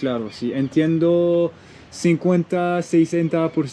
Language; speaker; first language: Spanish; non-native, learner; French